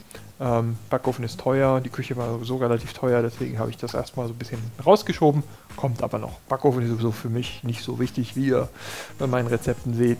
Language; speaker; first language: German; native; German